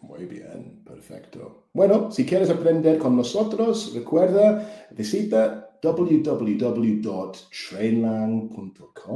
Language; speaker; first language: Spanish; non-native, fluent; English